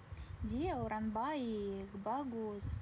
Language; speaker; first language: Indonesian; non-native, learner; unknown